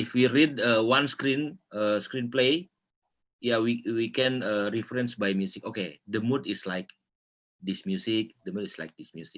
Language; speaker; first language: English; non-native, local second language; Indonesian